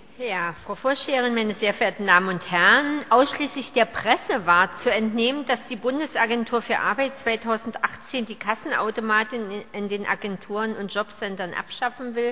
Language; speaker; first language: German; native; German